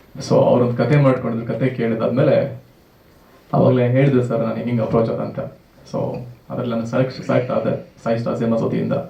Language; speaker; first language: Kannada; native; Kannada